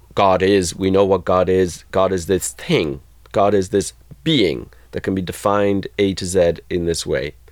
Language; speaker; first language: English; native; English